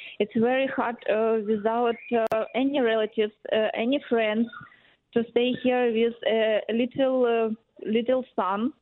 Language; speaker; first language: English; non-native, learner; Ukrainian